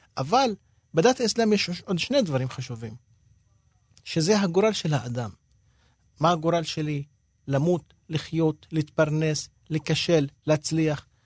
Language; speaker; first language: Hebrew; non-native, local second language; Arabic